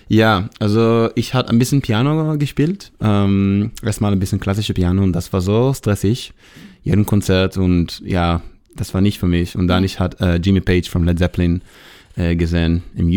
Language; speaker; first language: German; non-native, learner; Hebrew